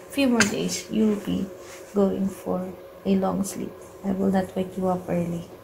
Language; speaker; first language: English; non-native, local second language; Filipino